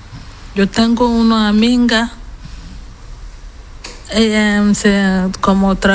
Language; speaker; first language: Spanish; non-native, learner; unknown